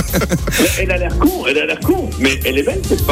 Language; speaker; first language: French; native; French